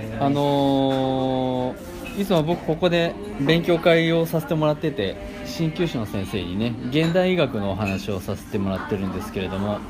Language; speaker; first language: Japanese; native; Japanese